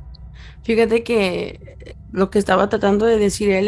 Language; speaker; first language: Spanish; native; Spanish